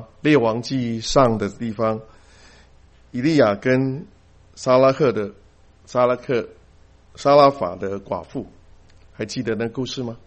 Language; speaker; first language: Chinese; native; Chinese